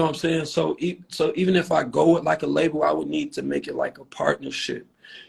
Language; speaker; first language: English; native; English